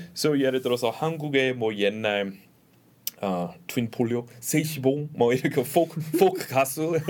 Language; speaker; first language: Korean; non-native, fluent; English